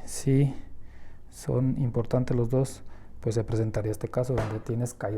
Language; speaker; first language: Spanish; native; Spanish